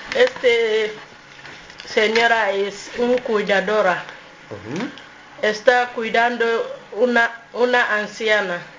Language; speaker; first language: Spanish; non-native, learner; English